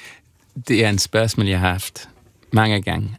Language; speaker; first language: Danish; non-native, learner; English